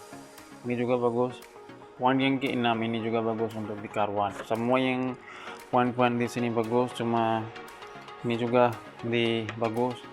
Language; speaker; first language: Indonesian; non-native, learner; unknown